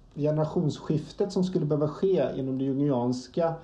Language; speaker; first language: Swedish; native; Swedish